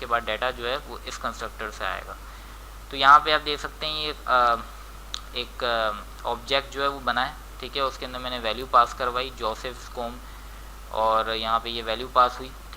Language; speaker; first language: Hindi; native; Hindi